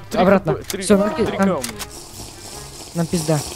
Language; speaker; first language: Russian; native; Russian